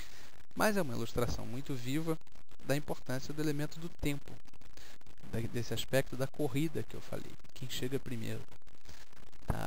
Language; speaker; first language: Portuguese; native; Portuguese